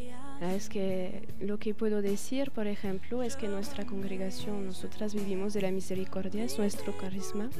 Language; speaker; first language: Spanish; non-native, fluent; French